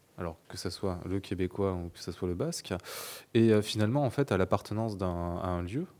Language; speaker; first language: French; native; French